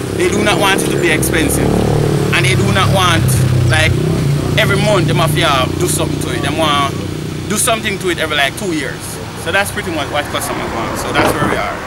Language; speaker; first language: English; native; English